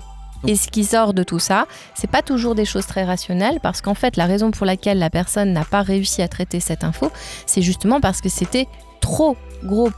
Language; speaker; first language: French; native; French